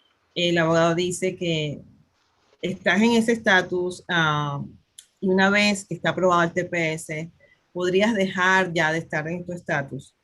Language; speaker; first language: Spanish; native; Spanish